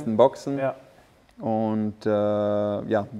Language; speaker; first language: German; non-native, fluent; Swedish